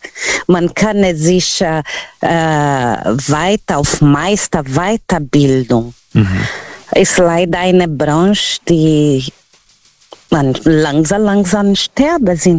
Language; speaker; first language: German; non-native, learner; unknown